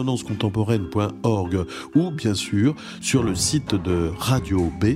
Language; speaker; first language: French; native; French